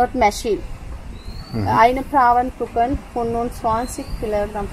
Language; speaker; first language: German; non-native, learner; Sinhala